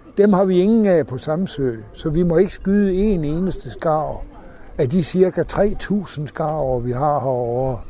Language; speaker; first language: Danish; native; Danish